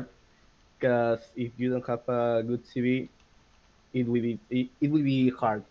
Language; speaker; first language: English; non-native, learner; Spanish